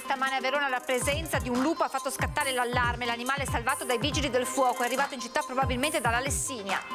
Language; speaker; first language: Italian; native; Italian